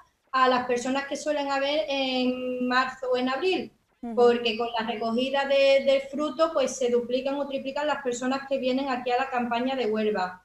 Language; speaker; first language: Spanish; native; Spanish